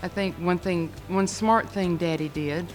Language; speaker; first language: English; native; English